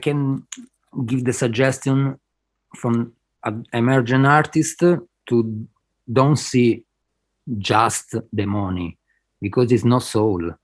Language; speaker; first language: English; non-native, fluent; Spanish